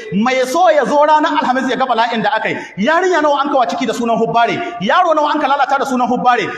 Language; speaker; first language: Hausa; native; Hausa